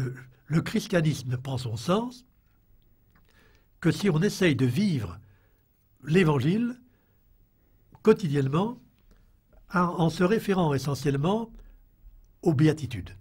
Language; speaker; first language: French; native; French